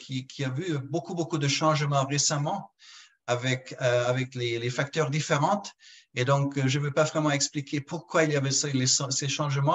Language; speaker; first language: French; non-native, fluent; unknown